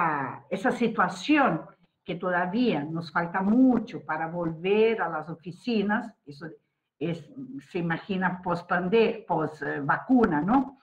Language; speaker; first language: Spanish; non-native, fluent; Portuguese